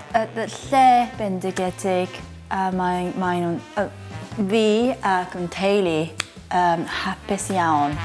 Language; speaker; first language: Welsh; non-native, learner; Japanese